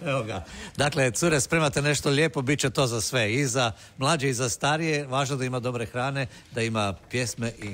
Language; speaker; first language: Croatian; native; Croatian